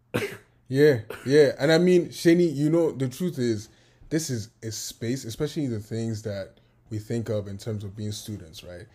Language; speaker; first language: English; non-native, local second language; Yoruba